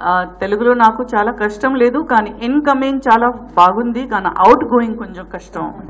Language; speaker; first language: Telugu; non-native, learner; Gujarati